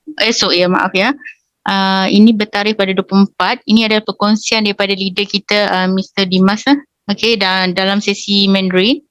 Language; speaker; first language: Malay; non-native, local second language; Chinese